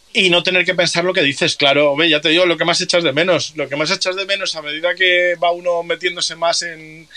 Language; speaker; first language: Spanish; native; Spanish